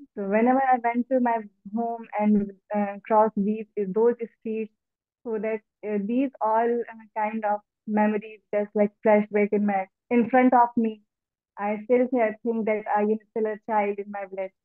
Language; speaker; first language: English; non-native, local second language; Urdu